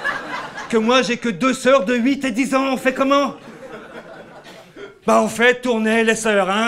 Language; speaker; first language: French; native; French